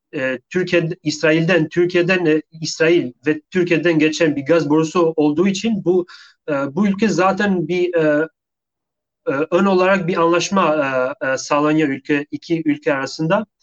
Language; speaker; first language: Turkish; non-native, fluent; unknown